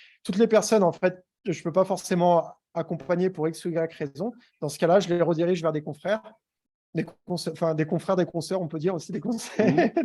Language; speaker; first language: French; native; French